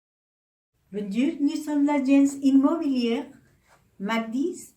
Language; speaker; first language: French; non-native, learner; Spanish